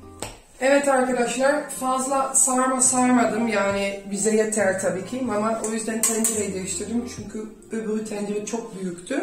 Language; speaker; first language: Turkish; non-native, fluent; Dutch